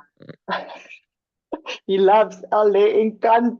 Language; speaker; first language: Spanish; non-native, learner; English